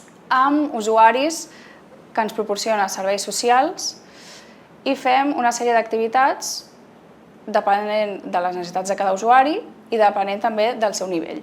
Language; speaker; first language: Catalan; native; Catalan